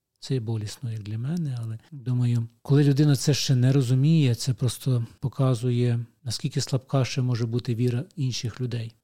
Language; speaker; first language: Ukrainian; native; Ukrainian